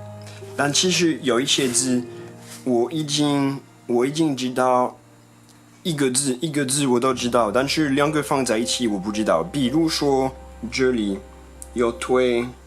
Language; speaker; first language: Chinese; non-native, fluent; French